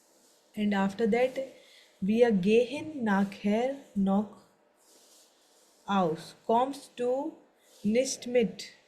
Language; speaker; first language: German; non-native, fluent; Hindi